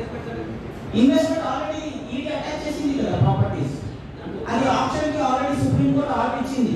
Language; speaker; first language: Telugu; non-native, local second language; Urdu